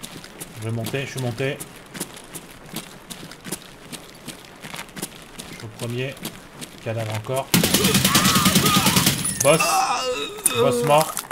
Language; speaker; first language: French; native; French